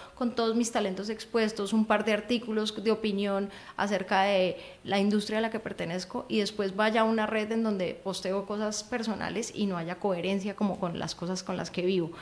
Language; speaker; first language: Spanish; native; Spanish